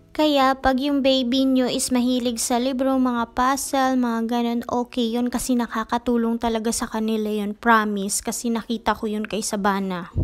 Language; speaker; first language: Filipino; non-native, local second language; Hiligaynon